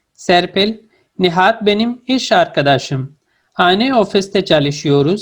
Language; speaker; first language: Turkish; non-native, fluent; Urdu